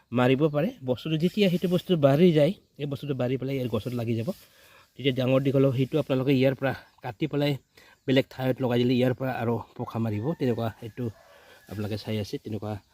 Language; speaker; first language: Assamese; native; Assamese